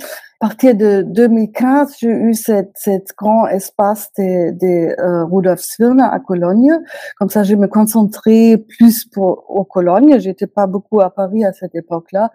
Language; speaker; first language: French; non-native, fluent; German